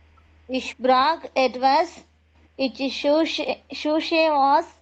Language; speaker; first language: German; non-native, learner; Tamil